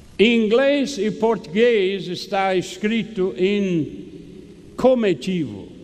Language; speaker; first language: Portuguese; non-native, fluent; English